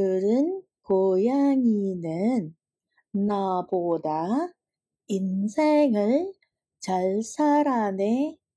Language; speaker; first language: Korean; non-native, fluent; Indonesian